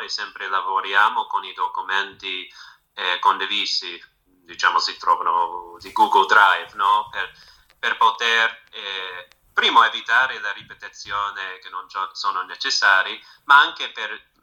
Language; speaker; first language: Italian; non-native, fluent; English